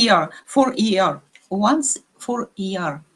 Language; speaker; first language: English; non-native, learner; Russian